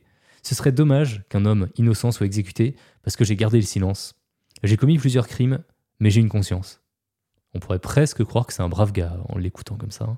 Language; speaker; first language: French; native; French